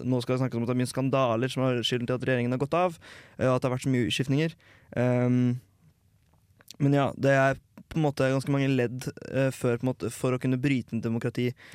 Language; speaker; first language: Norwegian; native; Norwegian